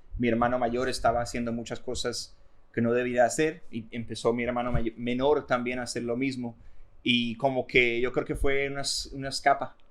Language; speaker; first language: Spanish; non-native, fluent; English